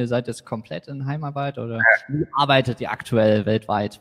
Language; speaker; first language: German; native; German